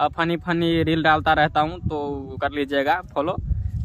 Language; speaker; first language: Hindi; non-native, local second language; Maithili